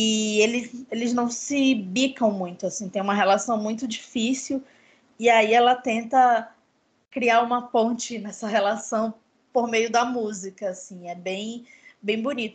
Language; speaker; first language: Portuguese; native; Portuguese